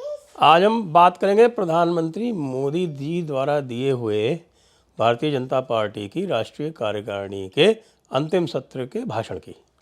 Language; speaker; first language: Hindi; native; Hindi